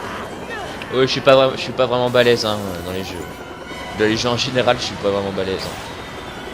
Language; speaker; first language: French; native; French